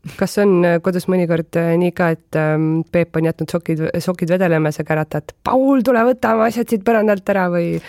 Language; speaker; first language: Estonian; native; Estonian